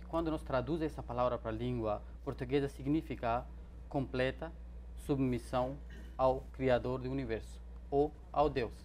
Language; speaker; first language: Portuguese; non-native, fluent; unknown